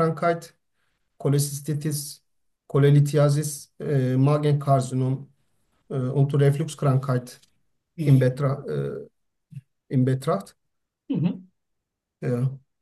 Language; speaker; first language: German; non-native, learner; Turkish